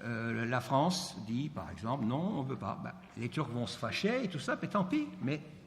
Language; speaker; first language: French; non-native, fluent; Turkish